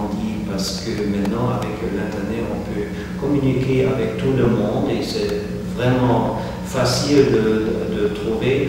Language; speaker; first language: French; non-native, fluent; German